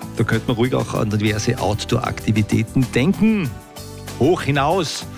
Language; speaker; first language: German; native; German